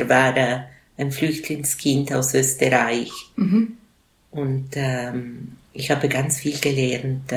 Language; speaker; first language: German; non-native, local second language; Italian